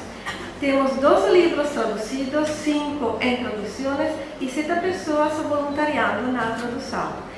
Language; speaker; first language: Spanish; non-native, fluent; Italian